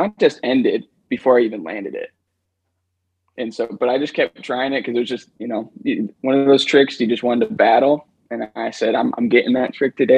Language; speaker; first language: English; native; English